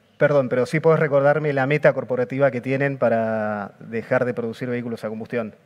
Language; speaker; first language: Spanish; native; Spanish